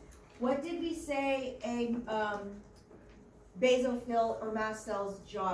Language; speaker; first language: English; native; English